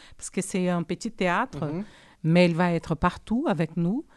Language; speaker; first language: French; non-native, fluent; Portuguese